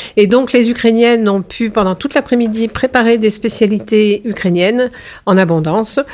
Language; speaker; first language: French; native; French